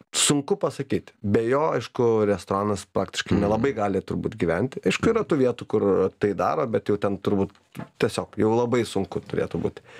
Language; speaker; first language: Lithuanian; native; Lithuanian